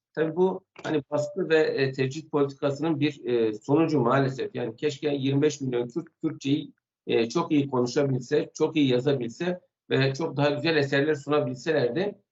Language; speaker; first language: Turkish; non-native, local second language; Kurdish